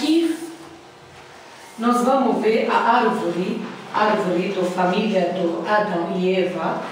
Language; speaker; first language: Portuguese; non-native, learner; Arabic